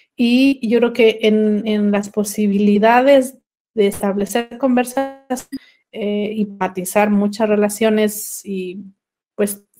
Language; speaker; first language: Spanish; non-native, local second language; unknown